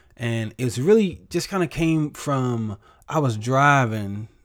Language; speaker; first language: English; native; English